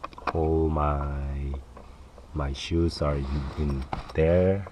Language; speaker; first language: English; non-native, learner; Korean